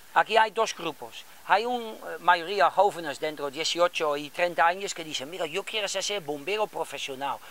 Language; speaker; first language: Spanish; non-native, learner; Dutch